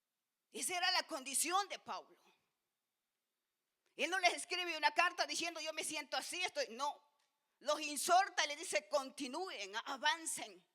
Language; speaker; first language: Spanish; native; Spanish